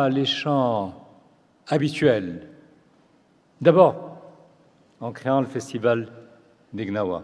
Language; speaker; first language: French; non-native, local second language; Arabic